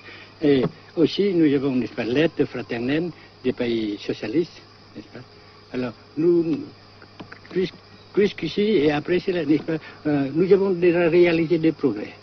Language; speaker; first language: French; non-native, local second language; Vietnamese